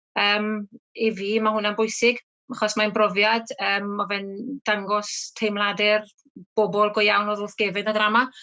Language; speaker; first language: Welsh; native; Welsh